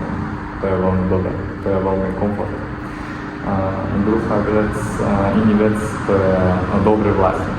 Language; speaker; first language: Slovak; non-native, learner; Kazakh